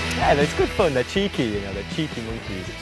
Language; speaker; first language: English; non-native, fluent; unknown